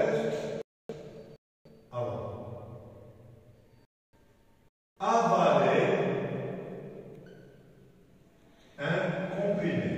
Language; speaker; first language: French; non-native, local second language; Arabic